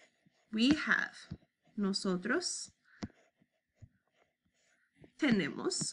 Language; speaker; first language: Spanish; non-native, fluent; English